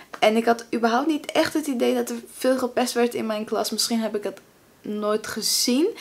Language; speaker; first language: Dutch; early bilingual, other home language; Russian